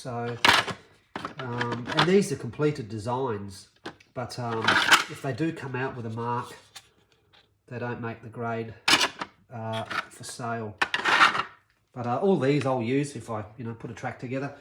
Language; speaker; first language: English; native; English